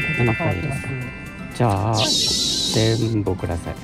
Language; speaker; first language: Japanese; non-native, fluent; Thai